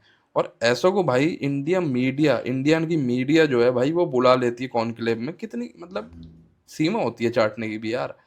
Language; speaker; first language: Hindi; native; Hindi